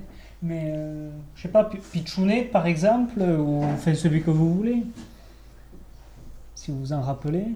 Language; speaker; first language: French; native; French